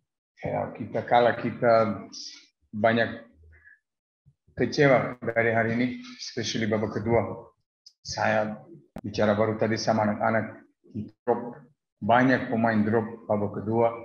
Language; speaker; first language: Indonesian; non-native, learner; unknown